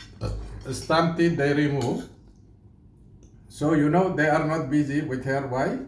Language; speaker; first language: English; non-native, learner; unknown